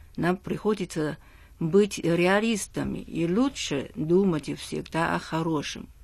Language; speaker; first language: Russian; non-native, fluent; Chinese